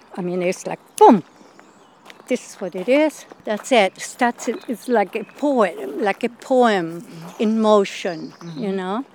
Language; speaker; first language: English; non-native, fluent; Spanish